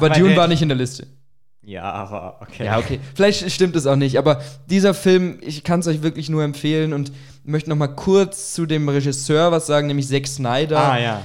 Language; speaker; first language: German; native; German